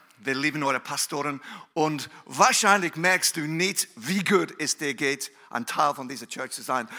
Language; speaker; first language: German; non-native, fluent; English